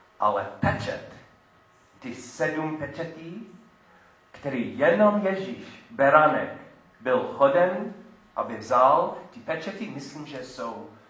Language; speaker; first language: Czech; non-native, fluent; English